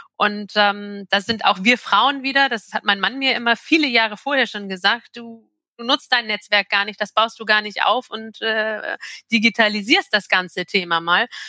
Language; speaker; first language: German; early bilingual, other home language; Turkish